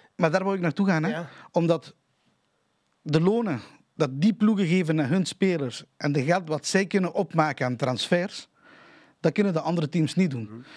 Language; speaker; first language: Dutch; non-native, fluent; Spanish